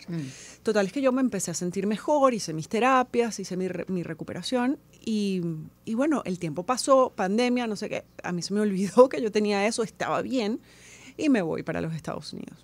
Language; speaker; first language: Spanish; native; Spanish